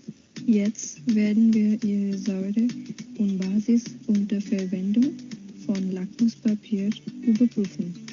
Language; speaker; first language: German; non-native, fluent; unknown